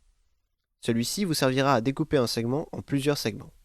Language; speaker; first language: French; native; French